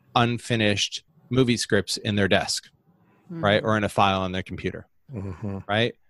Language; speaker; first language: English; native; English